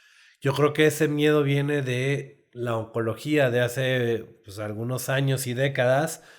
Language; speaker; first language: Spanish; native; Spanish